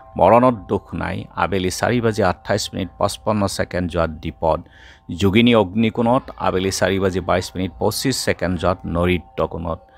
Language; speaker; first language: Assamese; native; Assamese